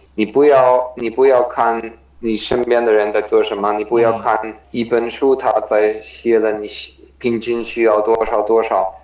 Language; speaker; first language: Chinese; non-native, fluent; German